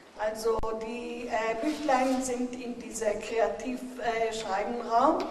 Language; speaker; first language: German; non-native, fluent; Hebrew